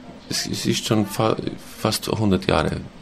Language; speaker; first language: German; non-native, local second language; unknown